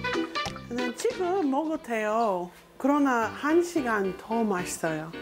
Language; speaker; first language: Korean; non-native, learner; English